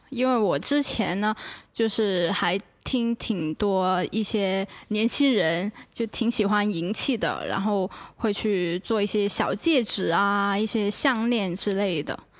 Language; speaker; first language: Chinese; non-native, local second language; Cantonese